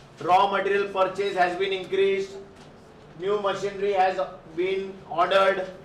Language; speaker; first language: English; non-native, local second language; Hindi